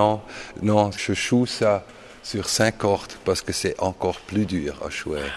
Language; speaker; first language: French; non-native, fluent; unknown